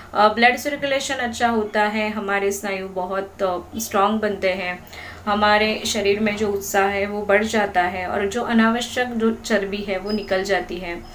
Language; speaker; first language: Hindi; non-native, local second language; Marathi